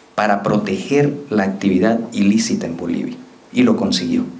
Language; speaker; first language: Spanish; native; Spanish